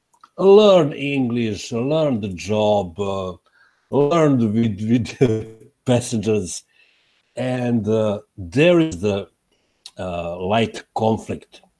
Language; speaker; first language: English; non-native, learner; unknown